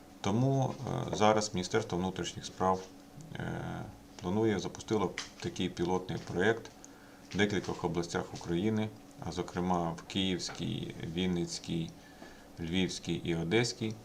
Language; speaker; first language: Ukrainian; native; Ukrainian